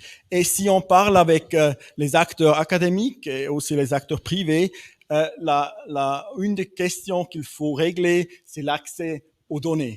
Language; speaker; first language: French; non-native, fluent; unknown